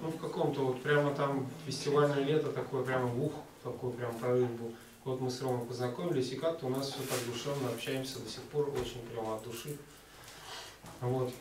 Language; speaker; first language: Russian; native; Russian